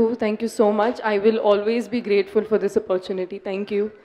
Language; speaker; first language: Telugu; non-native, fluent; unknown